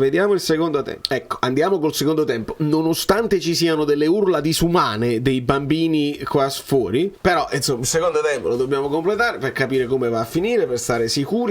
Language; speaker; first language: Italian; native; Italian